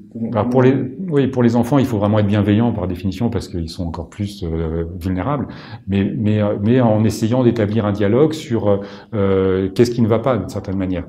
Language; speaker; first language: French; native; French